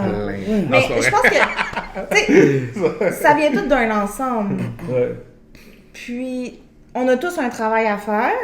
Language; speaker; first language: French; native; French